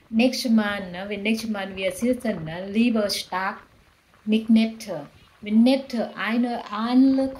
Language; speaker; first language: German; non-native, learner; Thai